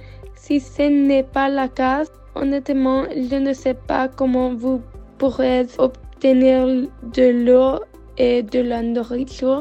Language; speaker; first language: French; non-native, learner; English